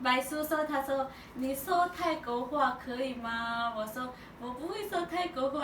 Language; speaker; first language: Chinese; non-native, learner; Lao